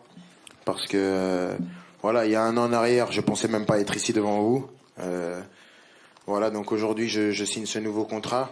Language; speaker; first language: French; native; French